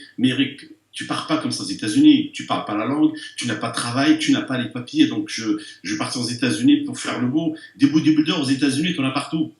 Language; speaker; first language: French; early bilingual, other home language; Arabic